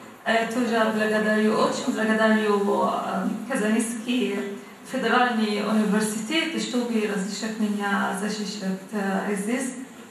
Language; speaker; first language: Russian; non-native, learner; Arabic